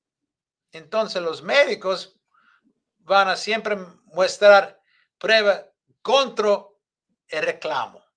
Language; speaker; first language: Spanish; non-native, learner; English